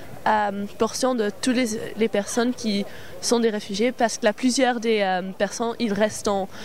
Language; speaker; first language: French; non-native, local second language; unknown